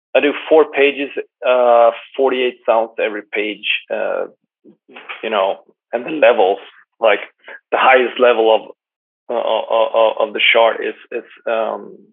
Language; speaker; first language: English; non-native, fluent; Swedish